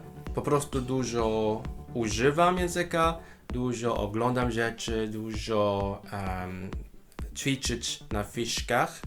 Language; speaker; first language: Polish; non-native, fluent; Cantonese